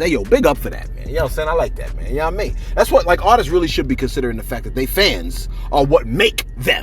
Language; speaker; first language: English; native; English